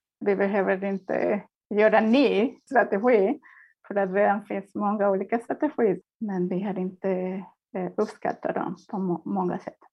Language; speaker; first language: Swedish; non-native, fluent; Spanish